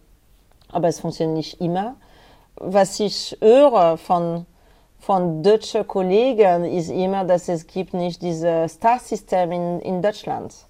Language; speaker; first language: German; non-native, learner; French